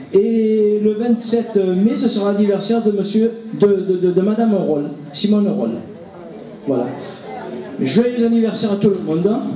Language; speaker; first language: French; native; French